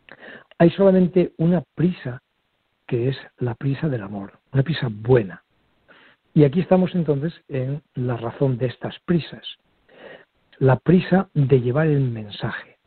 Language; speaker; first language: Spanish; native; Spanish